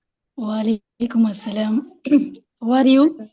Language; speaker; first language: English; non-native, learner; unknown